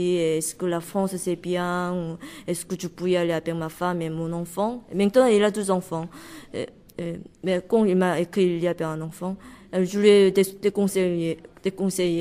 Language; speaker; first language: French; non-native, learner; Korean